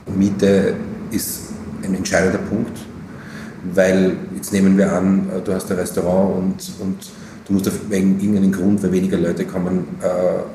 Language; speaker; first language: German; native; German